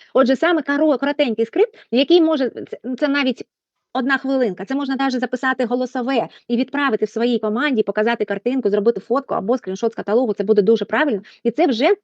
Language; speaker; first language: Ukrainian; non-native, local second language; Russian